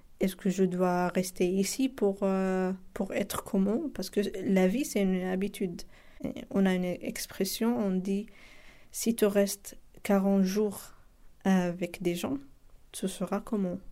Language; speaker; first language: French; non-native, local second language; Arabic